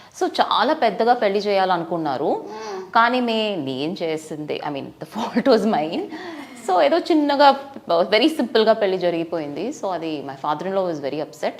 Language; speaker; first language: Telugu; non-native, fluent; Tamil